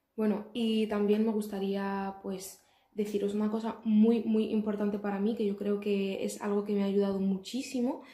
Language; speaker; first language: Spanish; early bilingual, other home language; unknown